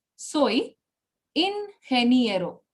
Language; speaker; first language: Spanish; non-native, fluent; Bangla